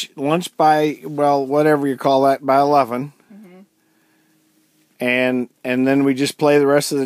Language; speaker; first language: English; native; English